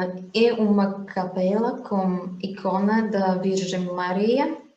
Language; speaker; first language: Portuguese; non-native, fluent; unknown